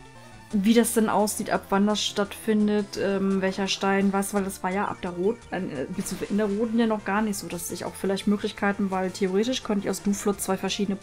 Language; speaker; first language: German; native; German